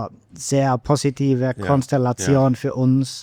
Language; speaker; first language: German; non-native, fluent; Finnish